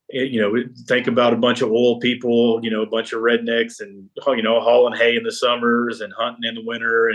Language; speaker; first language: English; native; English